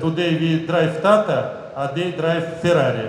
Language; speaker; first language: English; non-native, learner; Russian